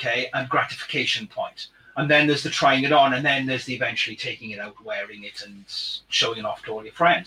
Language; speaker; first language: English; native; English